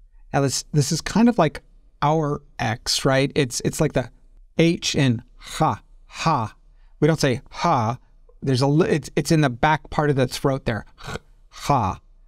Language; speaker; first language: English; native; English